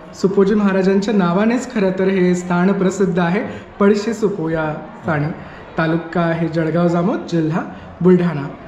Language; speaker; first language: Marathi; native; Marathi